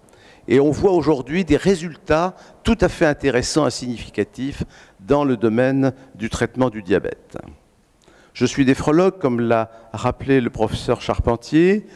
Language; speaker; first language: French; native; French